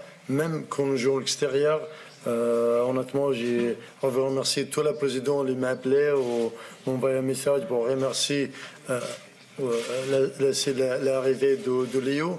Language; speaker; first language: French; non-native, learner; Arabic